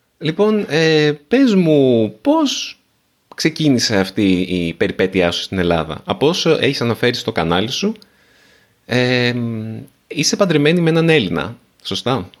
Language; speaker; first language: Greek; native; Greek